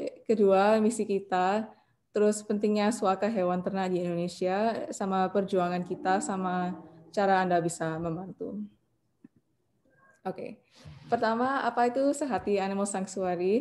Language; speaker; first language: Indonesian; non-native, learner; English